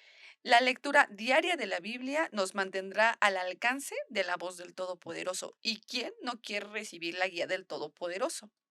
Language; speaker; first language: Spanish; native; Spanish